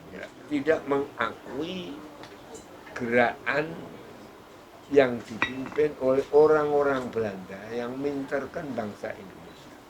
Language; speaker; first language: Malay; non-native, local second language; Javanese